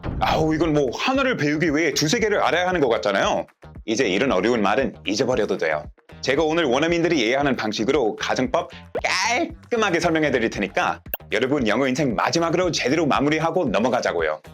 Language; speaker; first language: Korean; native; Korean